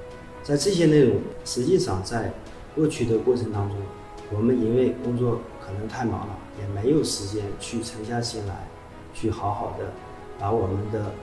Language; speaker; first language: Chinese; native; Chinese